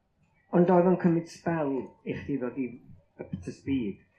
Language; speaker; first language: Welsh; native; Welsh